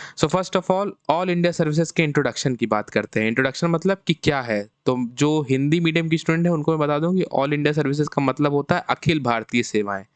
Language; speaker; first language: Hindi; native; Hindi